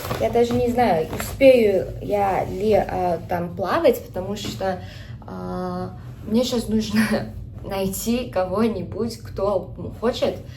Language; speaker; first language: Russian; non-native, fluent; Korean